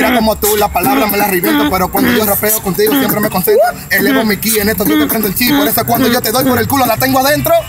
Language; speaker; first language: Spanish; native; Spanish